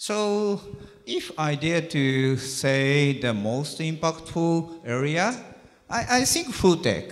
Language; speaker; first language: English; non-native, learner; Japanese